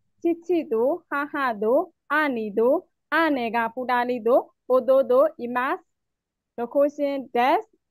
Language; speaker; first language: Japanese; non-native, learner; Burmese